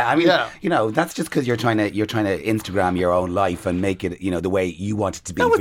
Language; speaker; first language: English; native; English